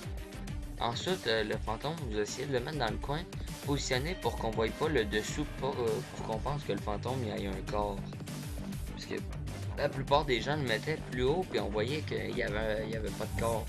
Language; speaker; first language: French; native; French